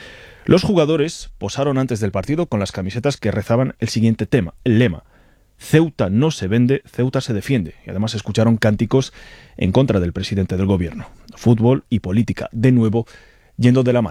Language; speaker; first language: Spanish; native; Spanish